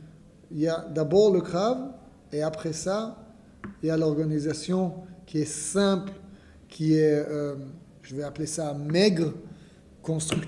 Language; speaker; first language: French; non-native, fluent; Hebrew